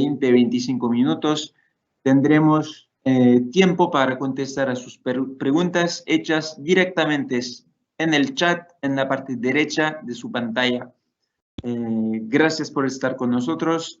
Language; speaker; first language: Spanish; non-native, fluent; Portuguese